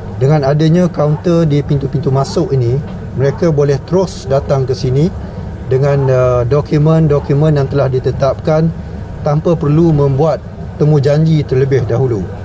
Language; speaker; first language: Malay; native; Malay